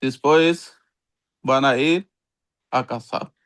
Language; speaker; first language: Spanish; non-native, learner; Urdu